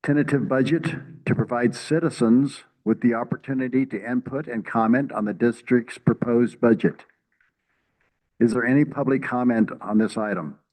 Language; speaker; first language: English; native; English